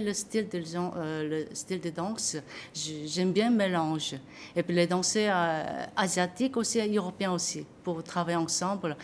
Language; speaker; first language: French; non-native, learner; Korean